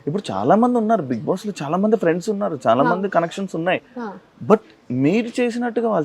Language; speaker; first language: Telugu; native; Telugu